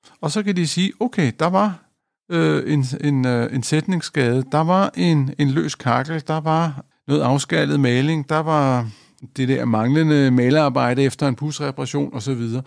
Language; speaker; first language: Danish; native; Danish